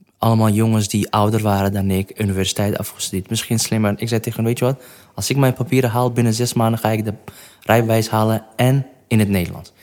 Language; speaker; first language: Dutch; non-native, fluent; Kurdish